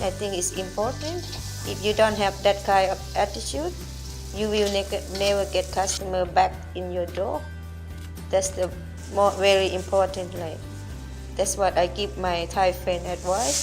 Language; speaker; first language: English; non-native, learner; Thai